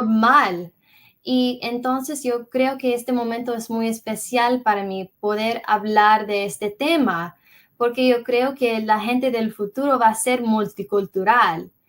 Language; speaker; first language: Spanish; early bilingual, heritage; English